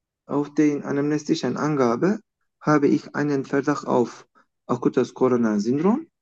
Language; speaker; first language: German; non-native, learner; Turkish